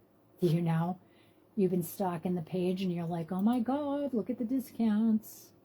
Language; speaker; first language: English; native; English